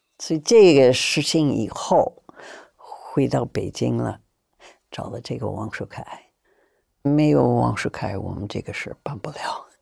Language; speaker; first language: Chinese; non-native, fluent; English